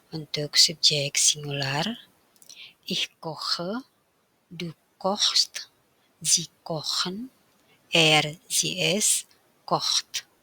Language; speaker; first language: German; non-native, fluent; Indonesian